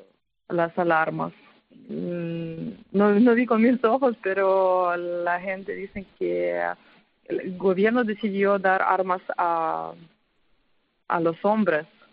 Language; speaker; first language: Spanish; non-native, fluent; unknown